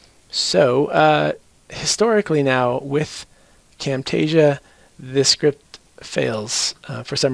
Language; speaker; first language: English; native; English